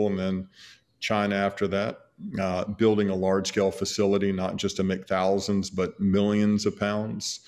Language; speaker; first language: English; native; English